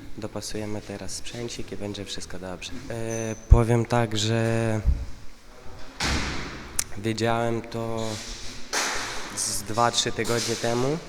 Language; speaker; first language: Polish; non-native, fluent; Russian